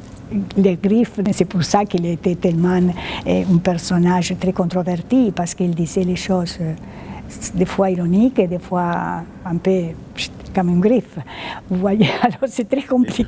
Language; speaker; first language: French; non-native, fluent; Spanish